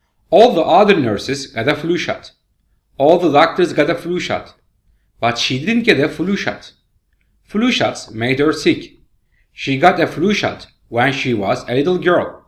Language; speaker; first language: English; non-native, fluent; Turkish